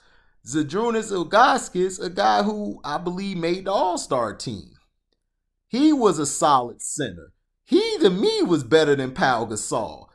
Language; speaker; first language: English; native; English